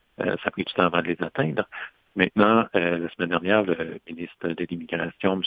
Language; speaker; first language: French; native; French